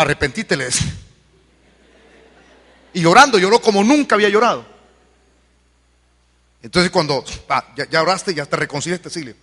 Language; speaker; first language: Spanish; native; Spanish